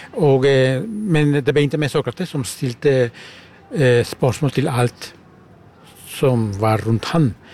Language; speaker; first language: Norwegian; non-native, fluent; German